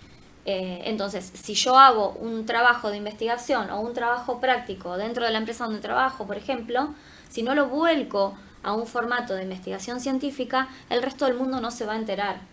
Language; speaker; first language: Spanish; native; Spanish